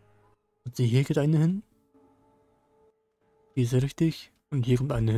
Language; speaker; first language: German; native; German